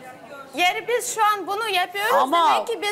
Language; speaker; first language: Turkish; non-native, learner; Russian